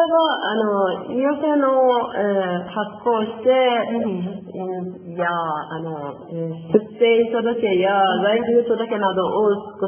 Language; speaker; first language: Japanese; non-native, learner; Persian